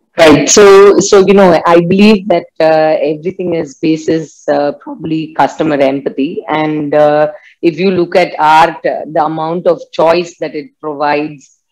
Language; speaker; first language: English; non-native, local second language; Tamil